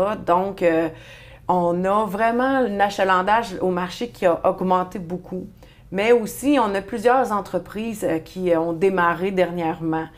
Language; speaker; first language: French; native; French